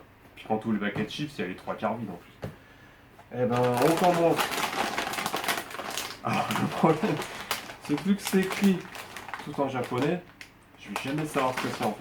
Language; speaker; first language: French; native; French